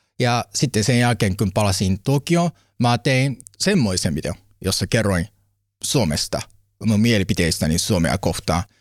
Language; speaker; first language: Finnish; non-native, learner; Japanese